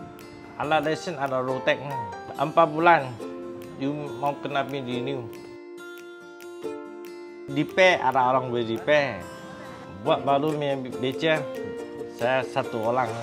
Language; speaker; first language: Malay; non-native, local second language; Min Nan Chinese